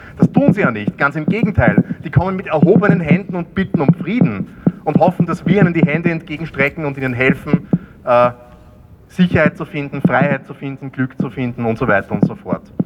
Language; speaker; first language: German; native; German